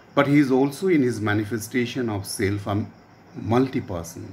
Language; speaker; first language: English; non-native, local second language; Assamese